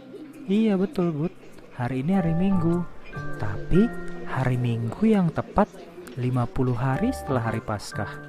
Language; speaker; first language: Indonesian; native; Indonesian